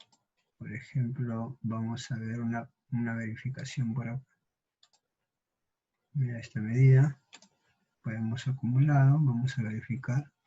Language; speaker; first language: Spanish; native; Spanish